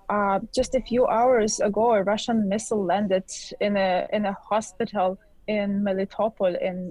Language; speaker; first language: English; non-native, fluent; Ukrainian